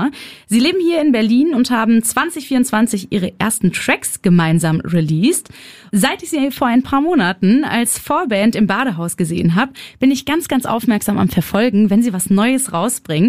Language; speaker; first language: German; native; German